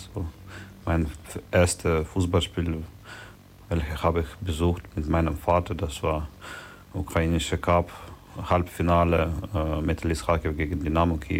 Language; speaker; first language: German; non-native, learner; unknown